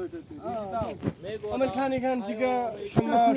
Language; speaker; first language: Chinese; non-native, learner; Bangla